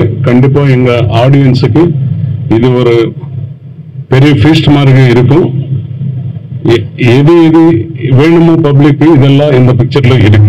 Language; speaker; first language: Tamil; non-native, learner; Telugu